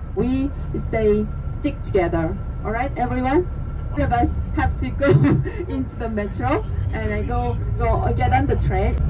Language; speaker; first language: English; non-native, fluent; Korean